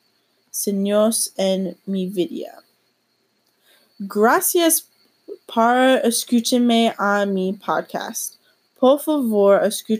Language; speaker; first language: Spanish; non-native, learner; English